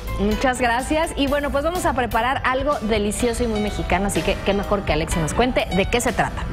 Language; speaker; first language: Spanish; native; Spanish